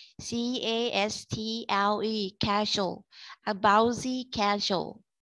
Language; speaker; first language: English; non-native, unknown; Thai